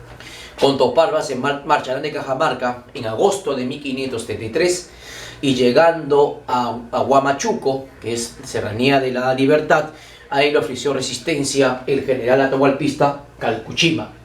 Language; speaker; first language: Spanish; native; Spanish